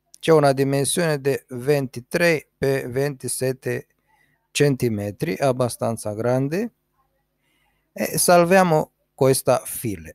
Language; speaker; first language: Italian; non-native, learner; Romanian